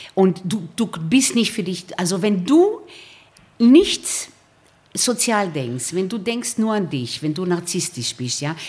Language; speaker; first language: German; early bilingual, other home language; Romanian